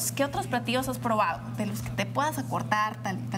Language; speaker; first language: Spanish; native; Spanish